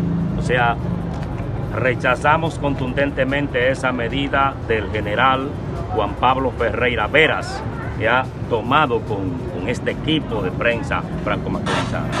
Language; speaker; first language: Spanish; native; Spanish